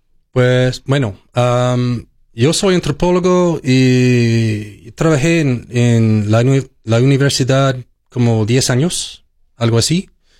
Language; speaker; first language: Spanish; non-native, fluent; English